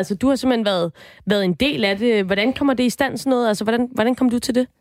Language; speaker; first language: Danish; native; Danish